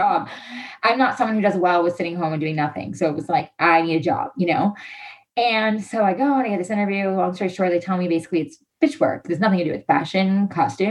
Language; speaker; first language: English; native; English